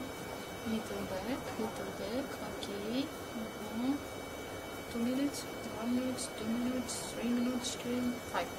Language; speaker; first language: English; non-native, learner; Russian